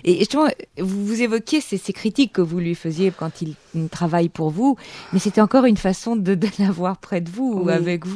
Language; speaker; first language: French; native; French